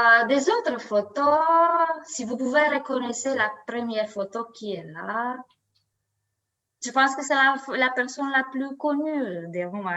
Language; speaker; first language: French; non-native, learner; Romanian